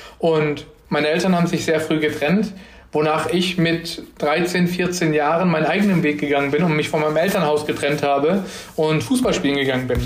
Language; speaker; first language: German; early bilingual, other home language; Turkish